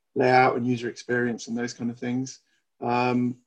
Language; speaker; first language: English; native; English